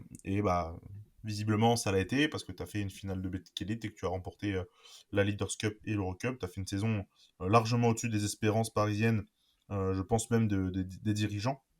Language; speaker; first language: French; native; French